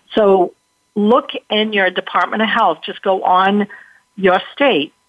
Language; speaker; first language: English; native; English